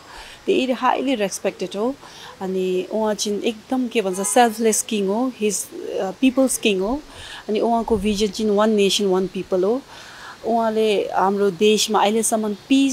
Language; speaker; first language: Nepali; non-native, fluent; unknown